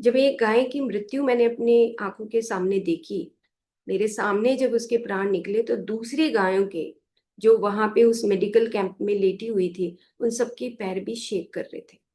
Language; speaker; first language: Hindi; native; Hindi